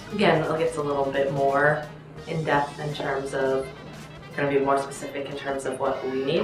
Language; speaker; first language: English; native; English